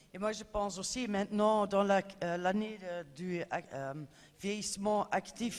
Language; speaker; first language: French; non-native, fluent; Dutch